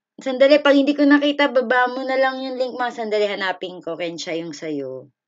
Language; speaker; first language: Filipino; native; Filipino